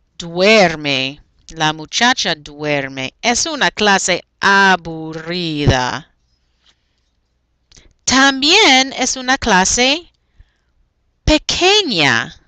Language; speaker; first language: Spanish; non-native, fluent; English